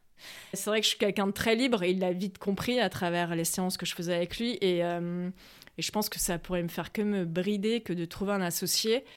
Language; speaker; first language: French; native; French